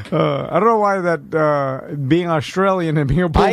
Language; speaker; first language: English; native; English